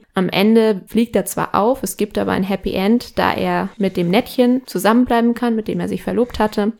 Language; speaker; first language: German; non-native, fluent; Spanish